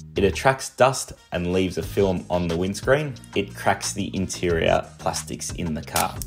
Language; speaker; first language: English; native; English